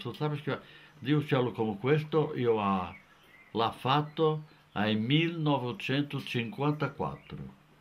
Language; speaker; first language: Italian; non-native, fluent; Portuguese